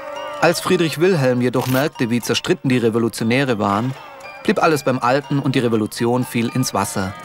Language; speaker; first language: German; native; German